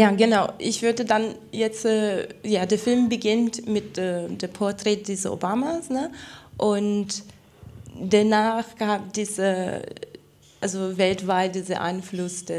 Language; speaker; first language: German; non-native, fluent; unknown